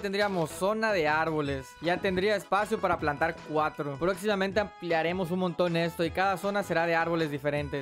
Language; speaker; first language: Spanish; native; Spanish